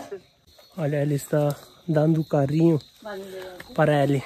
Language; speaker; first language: Portuguese; non-native, learner; Hindi